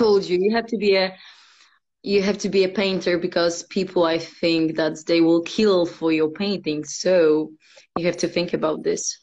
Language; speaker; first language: English; non-native, fluent; Polish